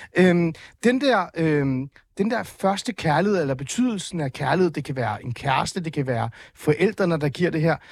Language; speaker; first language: Danish; early bilingual, other home language; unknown